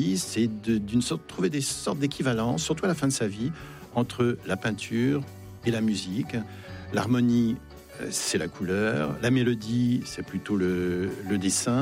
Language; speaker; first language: French; native; French